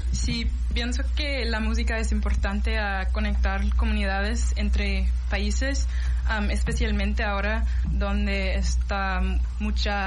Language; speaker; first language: Spanish; non-native, learner; English